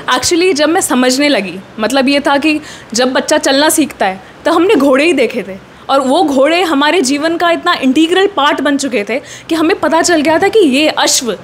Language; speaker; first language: Hindi; native; Hindi